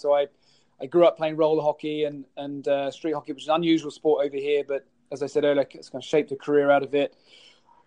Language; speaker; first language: English; native; English